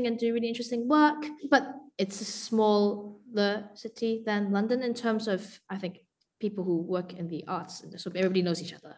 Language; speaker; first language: English; non-native, local second language; Cantonese